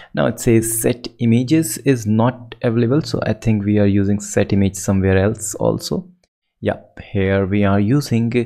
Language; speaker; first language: English; non-native, local second language; Hindi